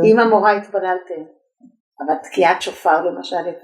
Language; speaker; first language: Hebrew; native; Hebrew